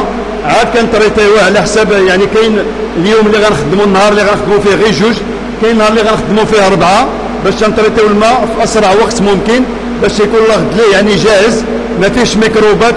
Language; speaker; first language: Arabic; native; Arabic